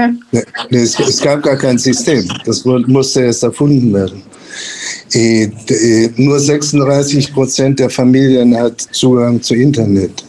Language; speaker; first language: German; non-native, fluent; Spanish